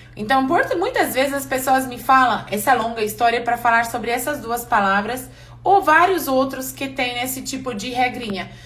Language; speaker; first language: Portuguese; non-native, fluent; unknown